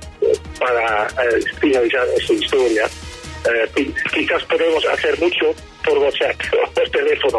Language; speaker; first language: Spanish; non-native, learner; Dutch